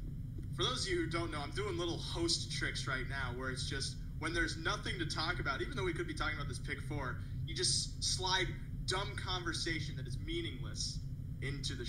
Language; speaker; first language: English; native; English